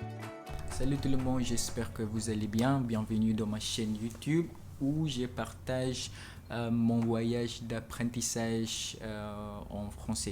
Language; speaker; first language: French; non-native, learner; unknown